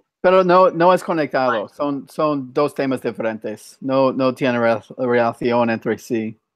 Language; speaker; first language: Spanish; non-native, fluent; English